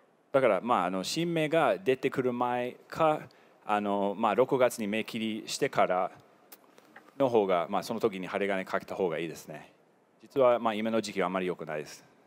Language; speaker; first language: Japanese; non-native, fluent; English